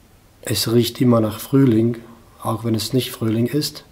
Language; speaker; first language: German; non-native, fluent; Bosnian